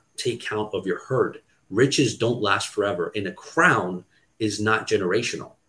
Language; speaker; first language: English; non-native, fluent; Portuguese